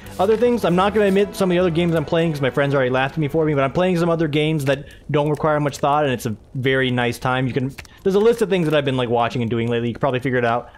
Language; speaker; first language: English; native; English